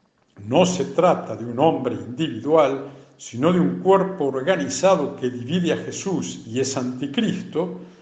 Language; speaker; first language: Spanish; native; Spanish